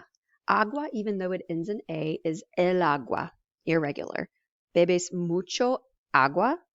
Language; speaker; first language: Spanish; non-native, fluent; English